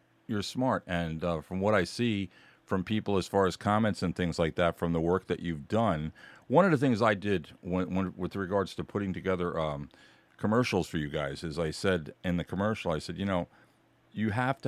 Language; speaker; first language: English; native; English